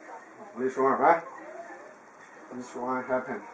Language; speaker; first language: English; non-native, learner; Chinese